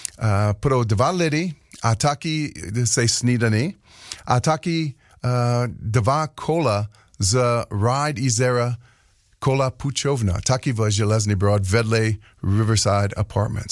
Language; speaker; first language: Czech; non-native, learner; English